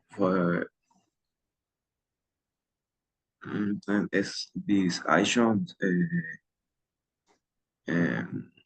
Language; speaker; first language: English; non-native, learner; Spanish